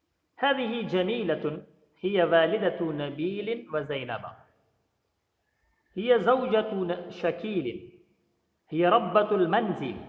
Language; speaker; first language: Arabic; non-native, fluent; Urdu